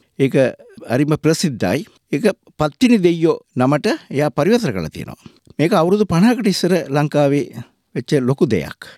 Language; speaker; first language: Sinhala; non-native, local second language; Tamil